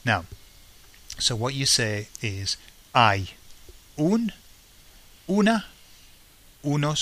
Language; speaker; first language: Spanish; non-native, fluent; English